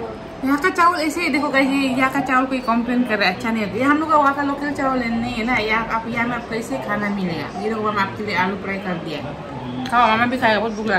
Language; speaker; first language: Hindi; non-native, local second language; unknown